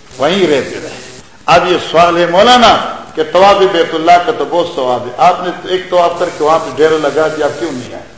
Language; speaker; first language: Urdu; native; Urdu